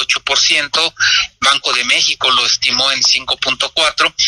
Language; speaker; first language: Spanish; native; Spanish